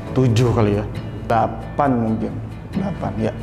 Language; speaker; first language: Indonesian; native; Indonesian